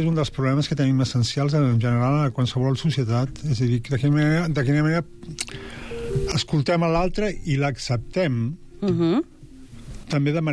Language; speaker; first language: Catalan; native; Catalan